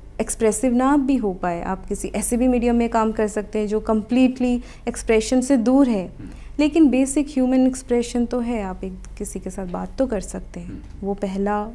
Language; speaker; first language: Hindi; non-native, local second language; Odia